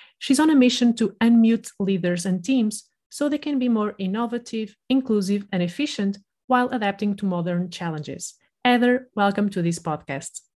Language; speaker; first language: English; non-native, fluent; Spanish